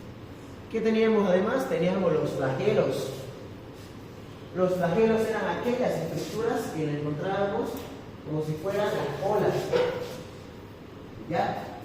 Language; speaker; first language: Spanish; native; Spanish